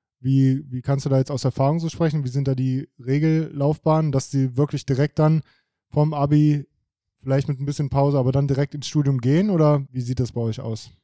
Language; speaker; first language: German; native; German